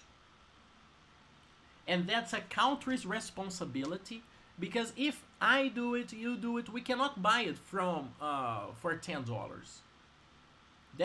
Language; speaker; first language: English; non-native, fluent; Portuguese